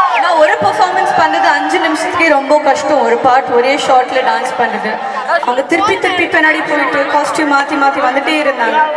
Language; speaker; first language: Tamil; non-native, fluent; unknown